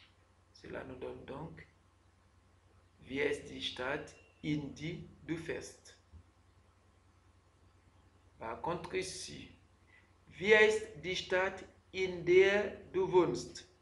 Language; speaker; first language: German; non-native, fluent; French